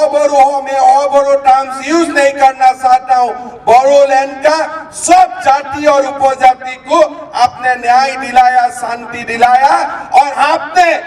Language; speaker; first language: Hindi; non-native, local second language; Assamese